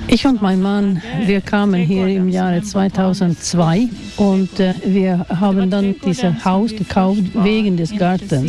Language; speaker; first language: German; non-native, fluent; Swedish